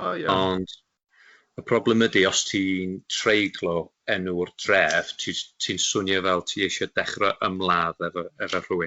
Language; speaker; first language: Welsh; non-native, local second language; English